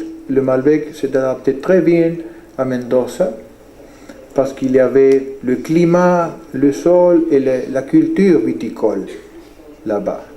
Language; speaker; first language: French; non-native, fluent; Spanish